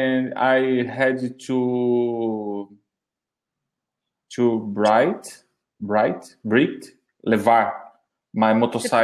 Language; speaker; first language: English; non-native, learner; Portuguese